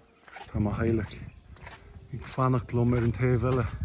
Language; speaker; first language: Irish; non-native, learner; English